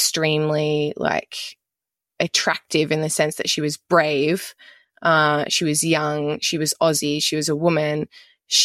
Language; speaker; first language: English; native; English